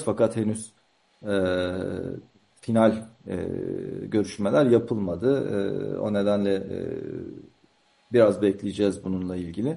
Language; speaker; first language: Turkish; native; Turkish